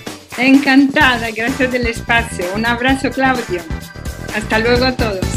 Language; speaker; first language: Spanish; non-native, fluent; Italian